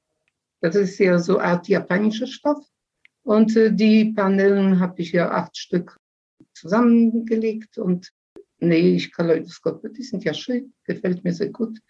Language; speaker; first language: German; non-native, fluent; Polish